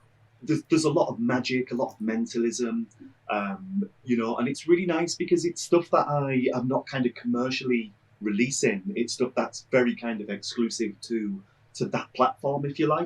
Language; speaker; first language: English; native; English